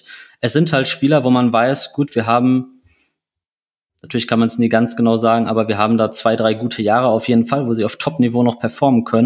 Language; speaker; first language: German; native; German